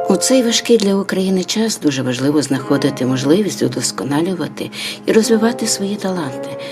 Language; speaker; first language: Ukrainian; native; Ukrainian